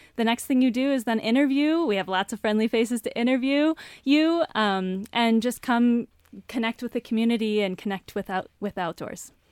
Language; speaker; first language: English; native; English